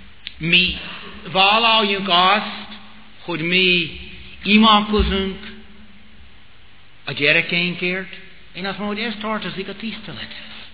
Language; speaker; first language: Hungarian; non-native, fluent; English